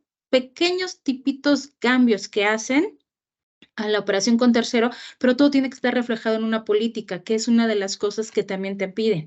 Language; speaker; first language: Spanish; native; Spanish